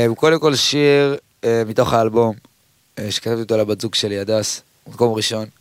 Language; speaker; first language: Hebrew; early bilingual, other home language; Amharic